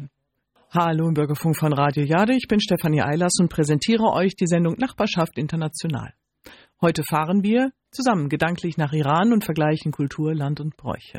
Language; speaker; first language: German; native; German